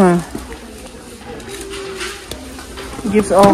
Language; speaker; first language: German; non-native, learner; Cebuano